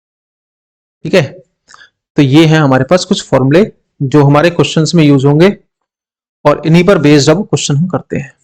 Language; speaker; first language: Hindi; native; Hindi